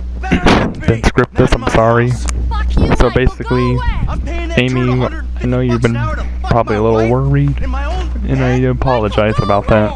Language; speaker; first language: English; native; English